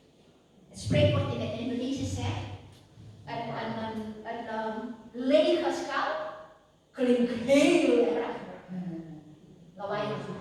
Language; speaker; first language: Dutch; non-native, fluent; Indonesian